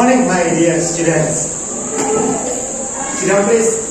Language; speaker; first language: English; non-native, learner; Indonesian